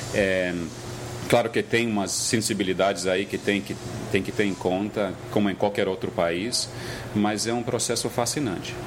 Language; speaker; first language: Portuguese; non-native, fluent; English